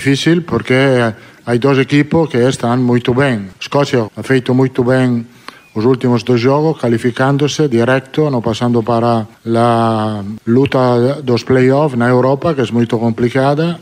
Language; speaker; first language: Portuguese; non-native, fluent; Italian